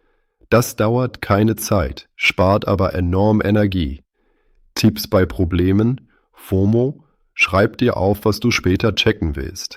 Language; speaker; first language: German; native; German